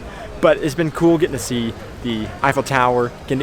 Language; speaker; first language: English; native; English